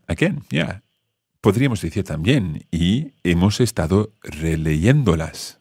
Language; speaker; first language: Spanish; non-native, fluent; English